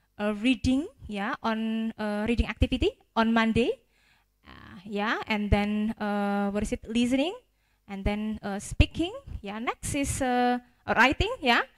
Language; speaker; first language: English; non-native, fluent; Indonesian